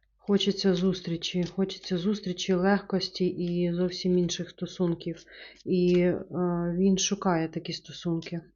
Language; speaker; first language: Ukrainian; non-native, local second language; Russian